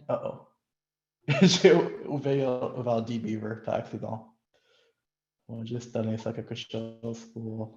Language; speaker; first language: French; non-native, local second language; English